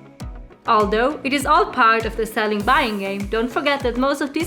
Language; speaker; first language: English; non-native, fluent; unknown